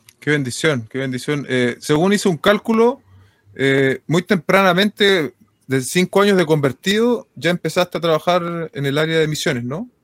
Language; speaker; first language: Spanish; native; Spanish